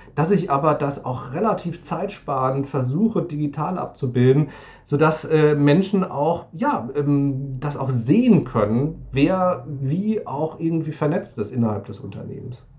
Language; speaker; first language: German; native; German